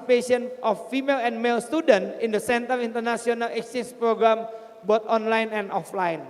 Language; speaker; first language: English; non-native, fluent; Indonesian